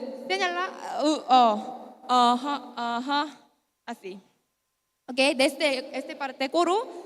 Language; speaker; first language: Spanish; non-native, learner; Korean